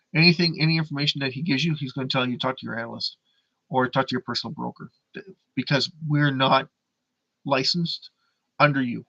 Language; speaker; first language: English; native; English